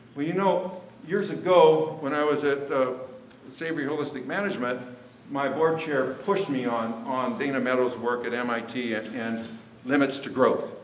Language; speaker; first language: English; native; English